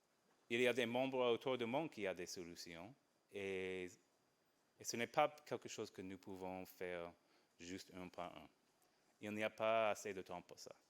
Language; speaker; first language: French; non-native, fluent; English